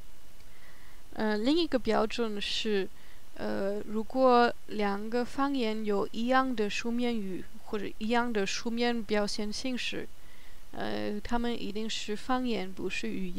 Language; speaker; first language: Chinese; non-native, learner; German